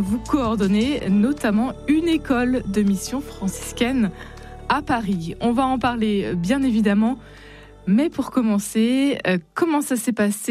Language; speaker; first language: French; native; French